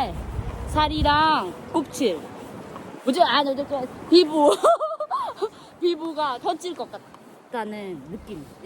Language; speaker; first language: Korean; non-native, fluent; Vietnamese